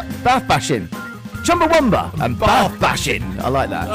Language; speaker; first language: English; native; English